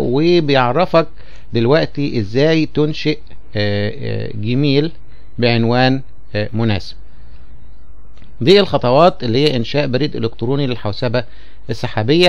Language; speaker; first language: Arabic; native; Arabic